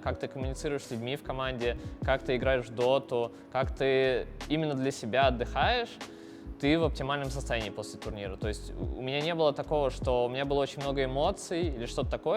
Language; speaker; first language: Russian; native; Russian